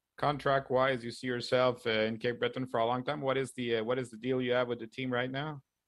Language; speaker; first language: English; non-native, fluent; French